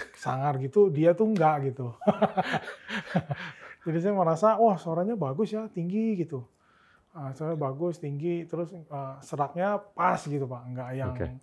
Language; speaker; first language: Indonesian; native; Indonesian